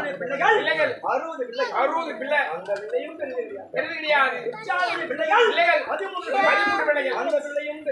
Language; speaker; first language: Tamil; native; Tamil